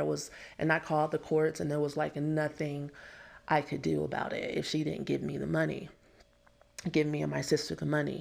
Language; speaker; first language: English; native; English